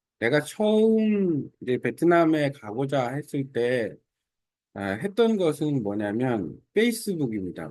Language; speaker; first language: Korean; native; Korean